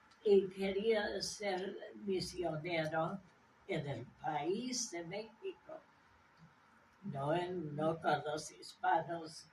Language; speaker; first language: Spanish; non-native, fluent; English